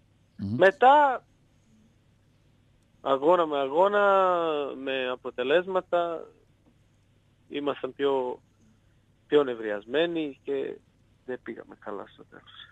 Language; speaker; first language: Greek; non-native, fluent; Serbian